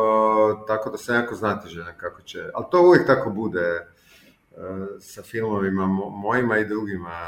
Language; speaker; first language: Serbian; native; Serbian